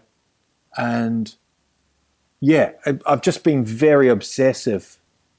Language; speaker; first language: English; native; English